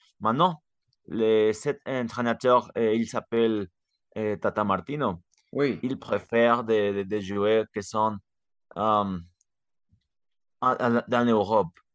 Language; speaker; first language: French; non-native, learner; Spanish